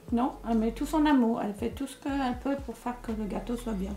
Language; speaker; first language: French; non-native, local second language; Morisyen